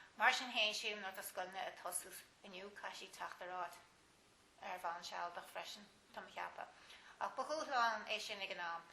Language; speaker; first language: Irish; native; Irish